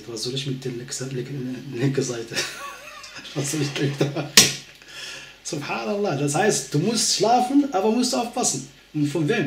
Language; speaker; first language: German; non-native, fluent; Arabic